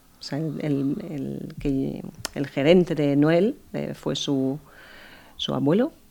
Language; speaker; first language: Spanish; non-native, fluent; German